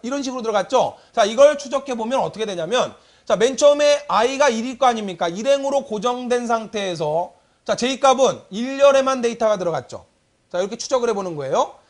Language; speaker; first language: Korean; native; Korean